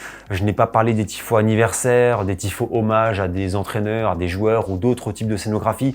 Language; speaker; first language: French; native; French